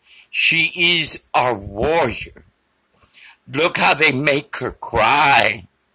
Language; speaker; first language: English; early bilingual, other home language; Spanish